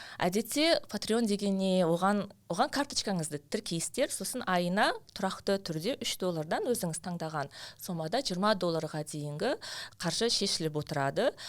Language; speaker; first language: Kazakh; native; Kazakh